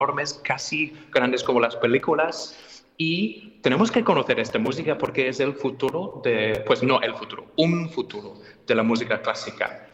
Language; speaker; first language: Spanish; non-native, fluent; English